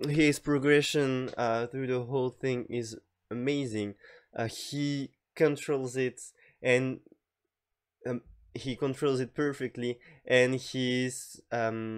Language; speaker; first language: English; non-native, fluent; French